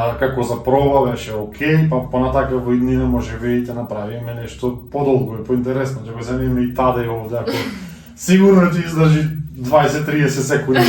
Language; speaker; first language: Macedonian; native; Macedonian